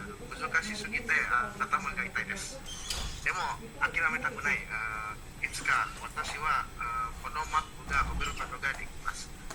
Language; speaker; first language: Japanese; non-native, learner; Indonesian